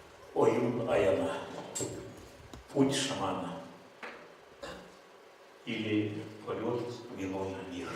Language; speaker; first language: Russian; non-native, local second language; Yakut